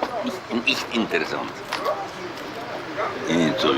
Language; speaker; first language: German; non-native, fluent; Hungarian